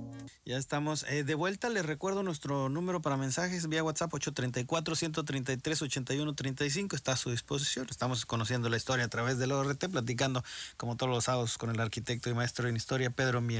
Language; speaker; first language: Spanish; native; Spanish